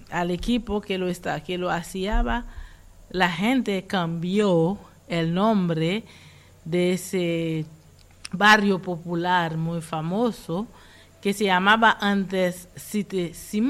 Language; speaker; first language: Spanish; non-native, fluent; Haitian Creole